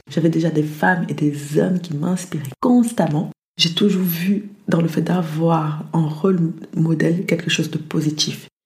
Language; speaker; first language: French; early bilingual, other home language; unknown